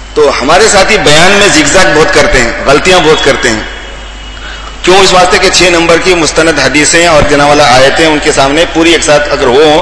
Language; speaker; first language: Hindi; native; Hindi